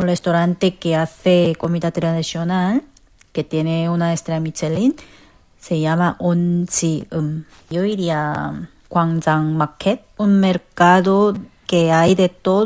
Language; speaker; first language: Spanish; non-native, fluent; Korean